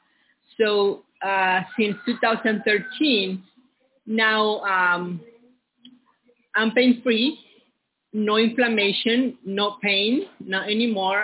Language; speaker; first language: English; non-native, learner; Spanish